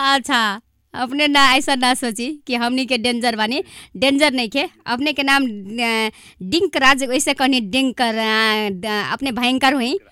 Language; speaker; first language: Bhojpuri; non-native, local second language; Maithili